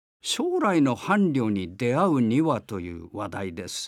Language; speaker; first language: Japanese; native; Japanese